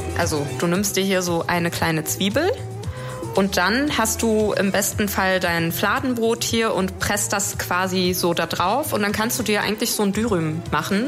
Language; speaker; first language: German; early bilingual, other home language; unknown